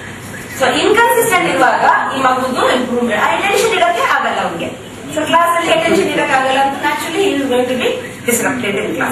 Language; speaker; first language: Kannada; non-native, local second language; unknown